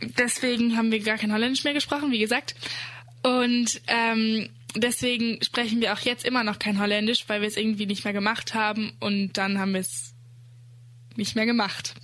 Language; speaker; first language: German; early bilingual, other home language; Dutch